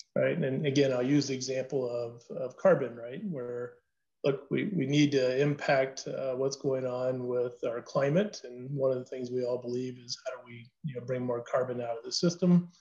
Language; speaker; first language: English; native; English